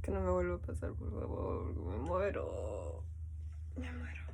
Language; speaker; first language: Spanish; early bilingual, heritage; Spanish